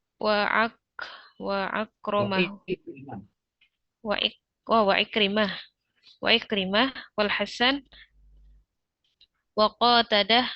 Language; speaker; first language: Arabic; non-native, learner; Indonesian